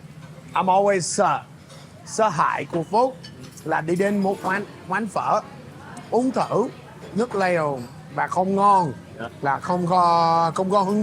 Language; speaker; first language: Vietnamese; non-native, fluent; English